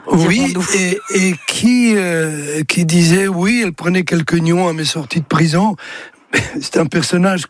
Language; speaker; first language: French; native; French